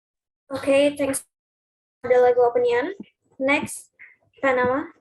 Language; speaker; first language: English; non-native, learner; Indonesian